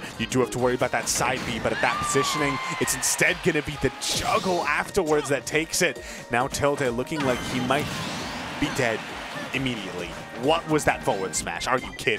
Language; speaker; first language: English; native; English